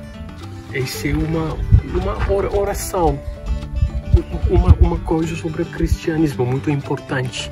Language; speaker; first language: Portuguese; non-native, learner; Turkish